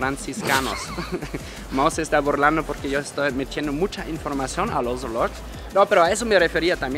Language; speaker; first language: Spanish; non-native, fluent; German